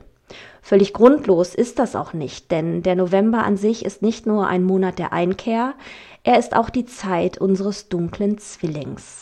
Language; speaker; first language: German; native; German